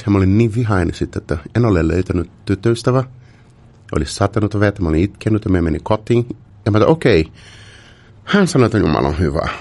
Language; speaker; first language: Finnish; non-native, fluent; Portuguese